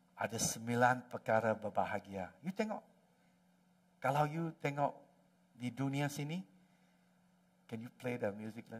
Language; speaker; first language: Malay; non-native, local second language; Chinese